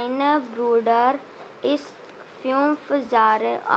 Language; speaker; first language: German; non-native, learner; Hindi